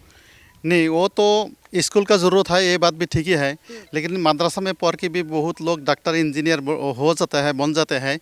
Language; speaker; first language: Hindi; non-native, local second language; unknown